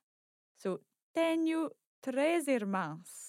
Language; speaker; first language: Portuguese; non-native, learner; English